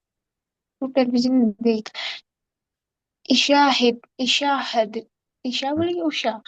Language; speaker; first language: Arabic; non-native, learner; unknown